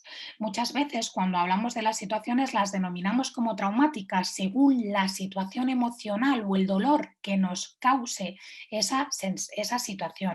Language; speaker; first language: Spanish; native; Spanish